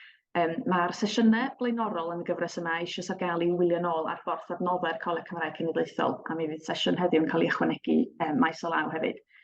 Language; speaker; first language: Welsh; native; Welsh